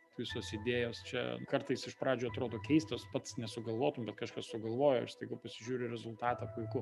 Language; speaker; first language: Lithuanian; native; Lithuanian